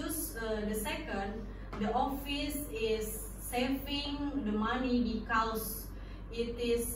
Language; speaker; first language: English; non-native, learner; Indonesian